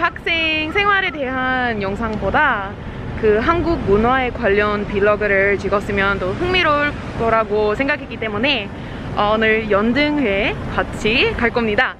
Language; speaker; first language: Korean; non-native, learner; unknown